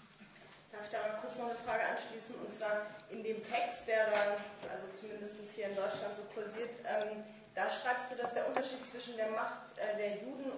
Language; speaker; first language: German; native; German